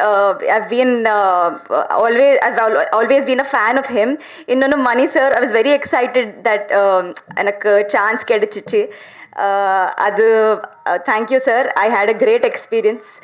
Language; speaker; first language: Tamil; non-native, learner; Telugu